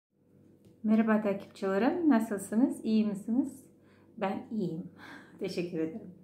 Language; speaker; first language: Turkish; non-native, learner; Russian